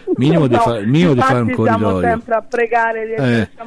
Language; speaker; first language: Italian; native; Italian